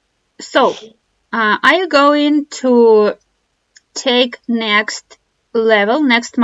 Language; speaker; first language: English; non-native, fluent; Russian